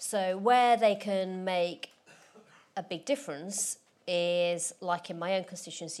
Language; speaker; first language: English; native; English